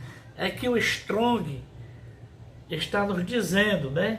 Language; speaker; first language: Portuguese; native; Portuguese